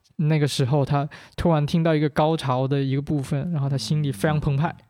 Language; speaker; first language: Chinese; non-native, local second language; Min Nan Chinese